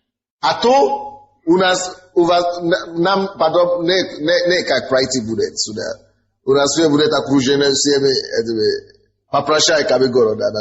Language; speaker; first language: Russian; non-native, fluent; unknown